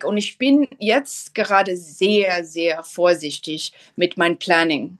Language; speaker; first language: German; non-native, fluent; English